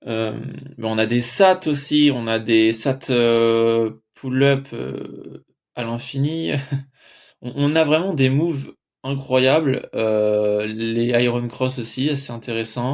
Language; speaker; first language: French; native; French